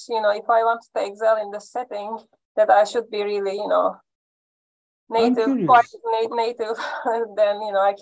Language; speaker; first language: English; non-native, fluent; Turkish